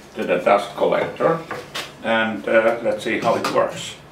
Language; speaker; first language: English; non-native, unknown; Finnish